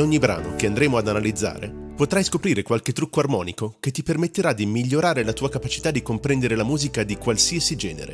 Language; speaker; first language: Italian; native; Italian